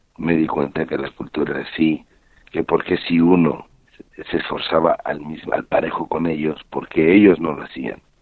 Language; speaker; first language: Spanish; native; Spanish